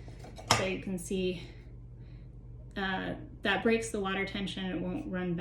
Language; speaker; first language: English; native; English